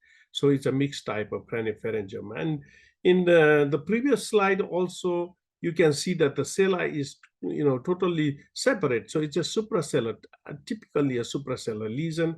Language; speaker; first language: English; non-native, local second language; Nepali